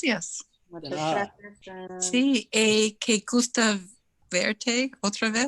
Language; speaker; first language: Spanish; non-native, learner; English